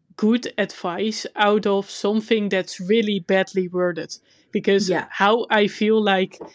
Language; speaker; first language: English; non-native, fluent; Dutch